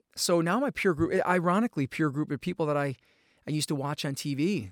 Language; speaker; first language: English; native; English